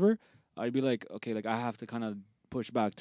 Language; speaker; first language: English; native; English